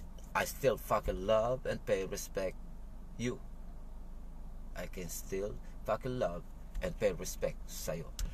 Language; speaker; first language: English; non-native, local second language; Filipino